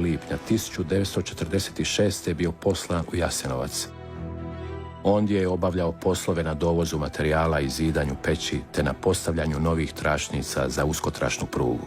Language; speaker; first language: Croatian; native; Croatian